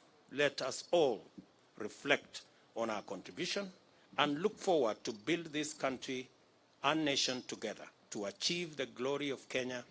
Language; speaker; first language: English; non-native, local second language; Kalenjin